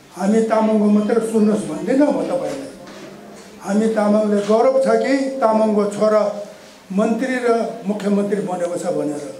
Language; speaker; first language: Nepali; non-native, local second language; Eastern Tamang